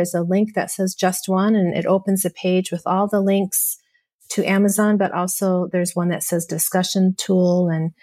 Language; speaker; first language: English; native; English